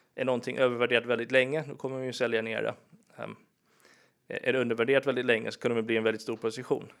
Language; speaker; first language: Swedish; early bilingual, other home language; English